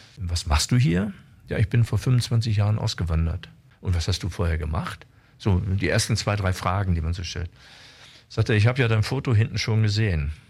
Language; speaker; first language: German; native; German